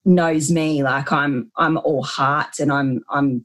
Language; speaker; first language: English; native; English